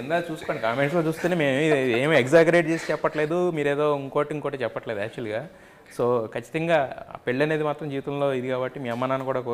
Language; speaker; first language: Telugu; native; Telugu